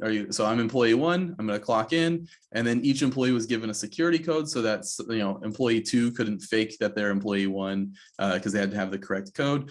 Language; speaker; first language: English; native; English